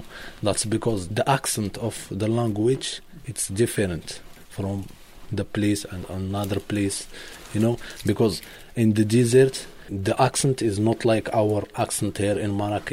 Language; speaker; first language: English; non-native, learner; Arabic